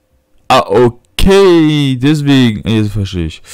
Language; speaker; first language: German; non-native, fluent; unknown